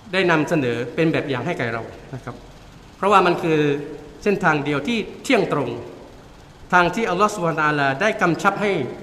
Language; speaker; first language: Thai; non-native, local second language; Malay